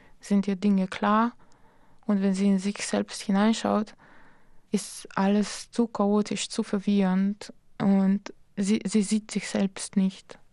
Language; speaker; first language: German; non-native, fluent; Slovenian